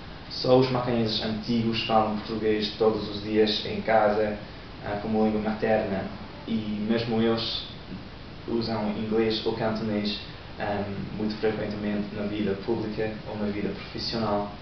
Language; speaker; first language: Portuguese; non-native, learner; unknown